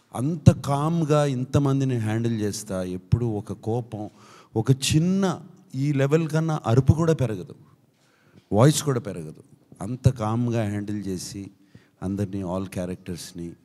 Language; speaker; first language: Telugu; native; Telugu